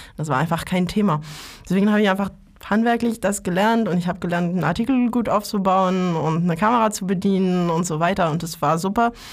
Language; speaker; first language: German; non-native, fluent; French